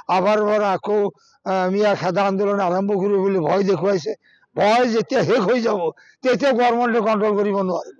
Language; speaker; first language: Assamese; non-native, local second language; Bangla